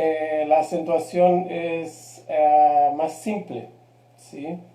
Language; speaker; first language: Spanish; non-native, fluent; Portuguese